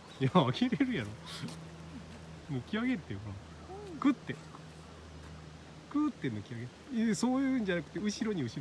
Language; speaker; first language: Japanese; native; Japanese